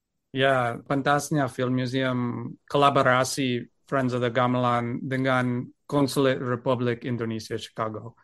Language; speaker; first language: Indonesian; non-native, learner; English